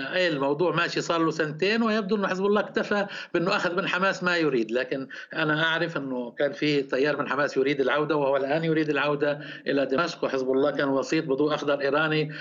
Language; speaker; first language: Arabic; native; Arabic